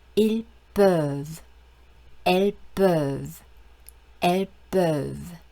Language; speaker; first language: French; non-native, fluent; Korean